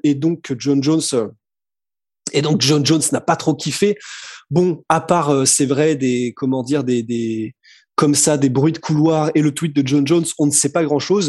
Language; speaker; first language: French; native; French